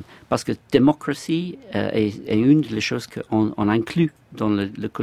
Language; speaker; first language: French; non-native, fluent; English